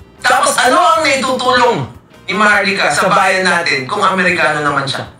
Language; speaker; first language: Filipino; native; Filipino